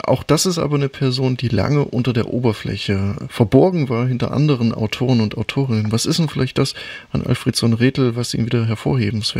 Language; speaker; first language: German; native; German